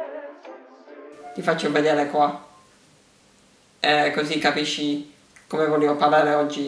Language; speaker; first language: Italian; early bilingual, heritage; English